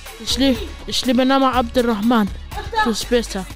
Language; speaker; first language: German; non-native, learner; Arabic